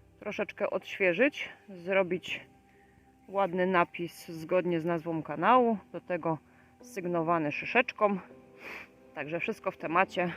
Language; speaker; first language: Polish; native; Polish